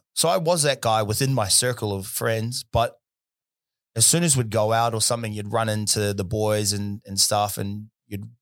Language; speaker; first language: English; native; English